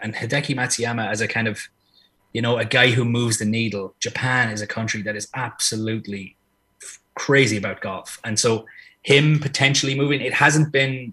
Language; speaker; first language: English; native; English